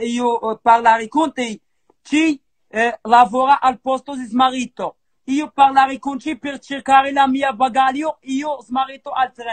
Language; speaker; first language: Italian; non-native, learner; Arabic